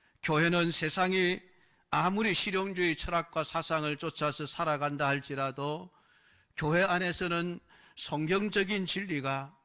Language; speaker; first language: Korean; native; Korean